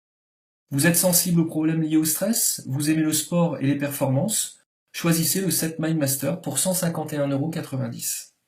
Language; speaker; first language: French; native; French